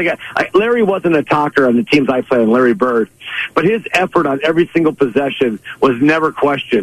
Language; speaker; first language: English; native; English